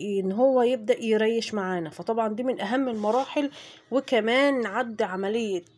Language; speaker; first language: Arabic; native; Arabic